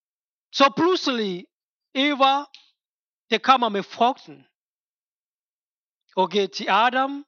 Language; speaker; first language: Danish; non-native, fluent; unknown